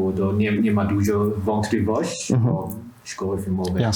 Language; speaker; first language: Polish; non-native, learner; Chinese